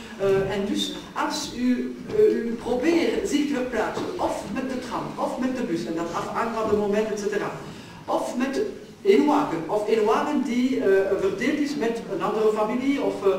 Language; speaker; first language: Dutch; non-native, local second language; French